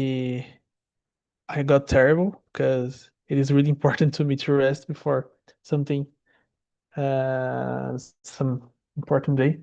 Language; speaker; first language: English; non-native, learner; Portuguese